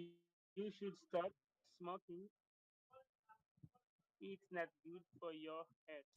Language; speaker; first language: English; non-native, learner; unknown